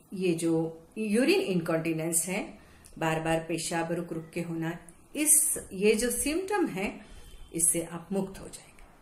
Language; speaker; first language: Hindi; non-native, local second language; Marathi